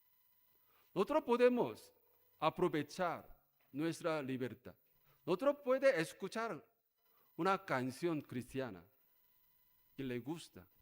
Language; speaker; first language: Spanish; non-native, learner; Korean